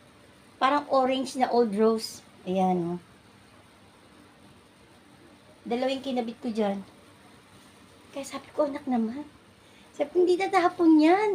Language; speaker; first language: Filipino; native; Filipino